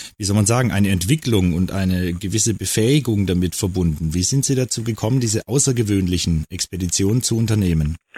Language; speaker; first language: German; native; German